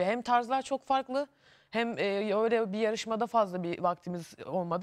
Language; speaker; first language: Turkish; native; Turkish